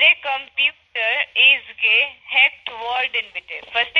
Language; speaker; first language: German; non-native, learner; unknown